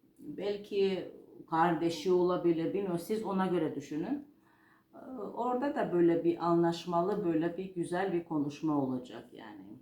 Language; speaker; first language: Turkish; non-native, fluent; Georgian